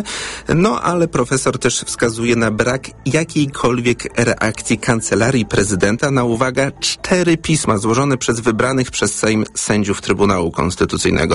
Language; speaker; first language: Polish; native; Polish